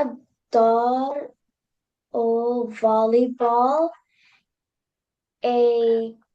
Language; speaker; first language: French; non-native, learner; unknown